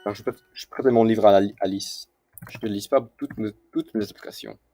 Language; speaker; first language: French; non-native, learner; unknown